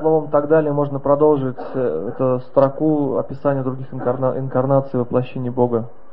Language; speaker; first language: Russian; native; Russian